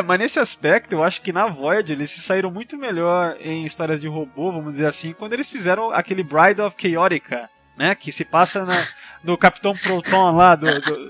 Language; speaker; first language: Portuguese; native; Portuguese